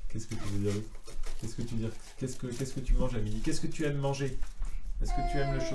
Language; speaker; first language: French; native; French